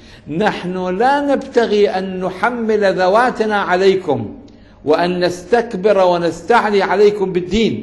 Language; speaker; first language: Arabic; native; Arabic